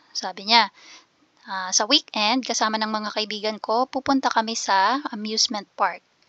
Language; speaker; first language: Filipino; native; Filipino